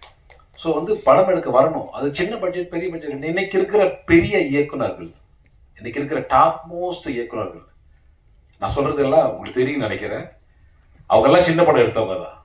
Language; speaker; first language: Tamil; native; Tamil